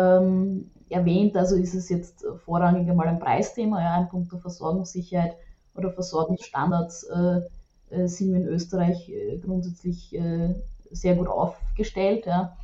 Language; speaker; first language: German; native; German